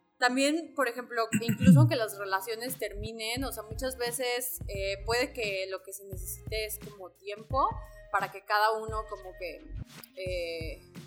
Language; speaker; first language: Spanish; native; Spanish